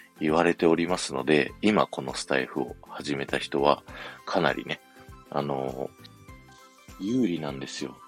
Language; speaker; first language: Japanese; native; Japanese